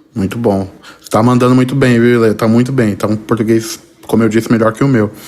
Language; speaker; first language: Portuguese; native; Portuguese